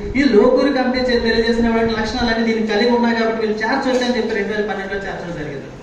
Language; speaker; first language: Telugu; non-native, local second language; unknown